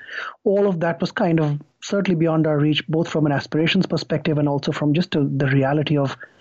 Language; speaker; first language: English; non-native, local second language; Bangla